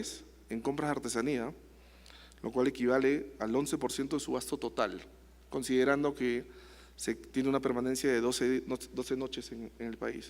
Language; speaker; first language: Spanish; native; Spanish